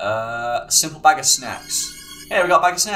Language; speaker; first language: English; native; English